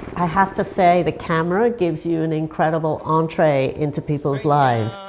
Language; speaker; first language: English; native; English